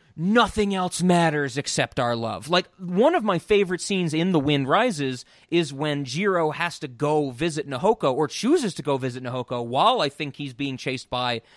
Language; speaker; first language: English; native; English